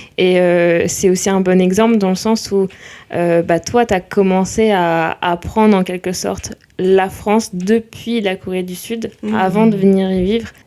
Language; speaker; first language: French; native; French